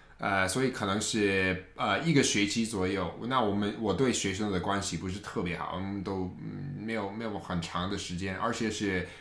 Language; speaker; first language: Chinese; non-native, fluent; English